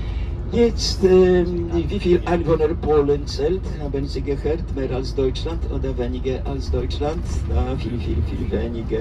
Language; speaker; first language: German; non-native, fluent; Polish